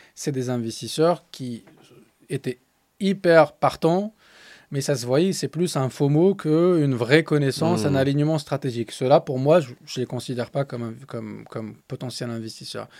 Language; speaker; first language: French; non-native, local second language; Tachelhit